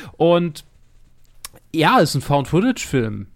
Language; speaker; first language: German; native; German